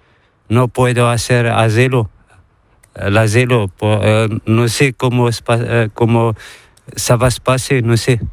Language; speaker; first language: Spanish; non-native, learner; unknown